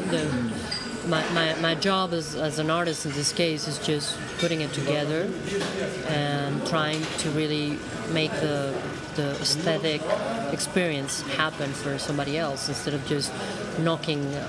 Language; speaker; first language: English; non-native, fluent; Spanish